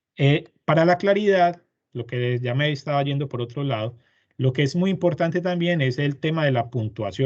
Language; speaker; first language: Spanish; native; Spanish